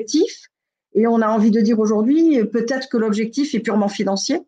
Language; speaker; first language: French; native; French